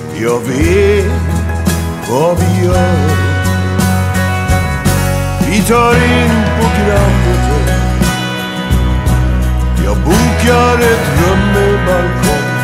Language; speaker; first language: Swedish; native; Swedish